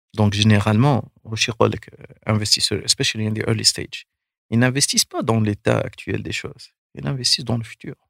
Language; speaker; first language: French; non-native, local second language; Arabic